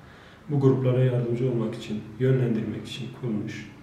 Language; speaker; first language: Turkish; native; Turkish